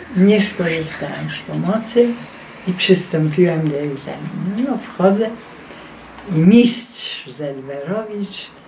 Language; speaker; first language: Polish; native; Polish